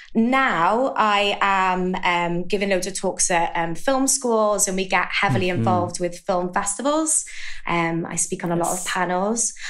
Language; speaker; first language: English; native; English